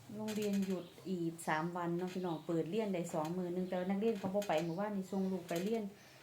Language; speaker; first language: Thai; native; Thai